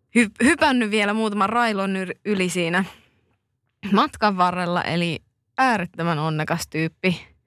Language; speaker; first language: Finnish; native; Finnish